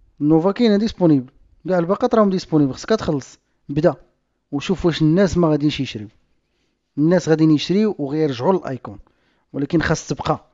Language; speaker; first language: Arabic; native; Arabic